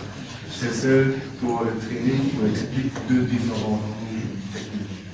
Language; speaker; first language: French; non-native, learner; German